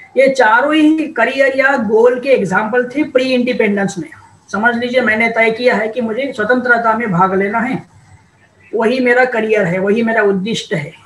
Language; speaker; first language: Hindi; non-native, local second language; Marathi